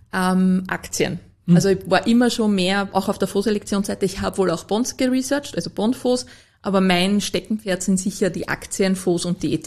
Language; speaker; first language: German; native; German